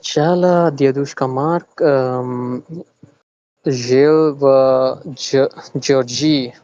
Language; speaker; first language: Russian; non-native, learner; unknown